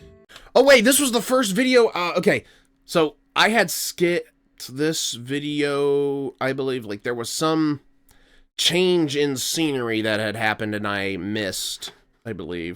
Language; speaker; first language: English; native; English